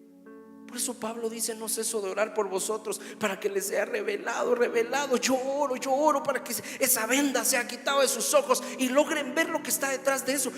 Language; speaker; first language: Spanish; native; Spanish